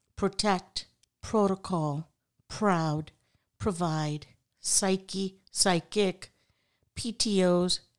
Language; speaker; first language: English; non-native, local second language; Urdu